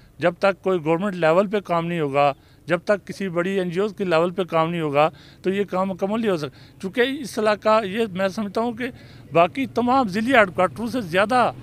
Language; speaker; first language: Urdu; non-native, local second language; Pahari-Potwari